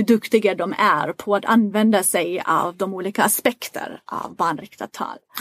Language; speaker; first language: Swedish; non-native, fluent; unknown